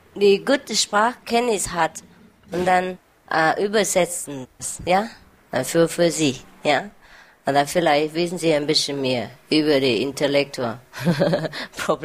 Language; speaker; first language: German; non-native, learner; Vietnamese